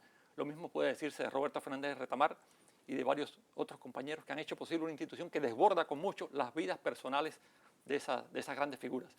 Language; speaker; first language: Spanish; native; Spanish